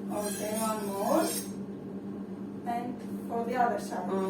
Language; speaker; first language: English; non-native, learner; Greek